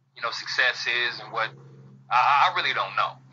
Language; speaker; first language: English; native; English